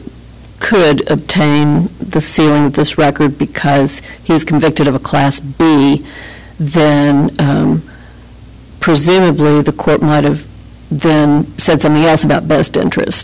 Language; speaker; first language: English; native; English